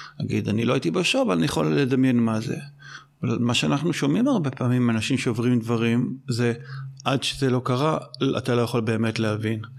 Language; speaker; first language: Hebrew; native; Hebrew